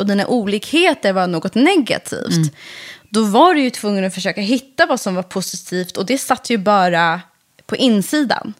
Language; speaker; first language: Swedish; early bilingual, other home language; Persian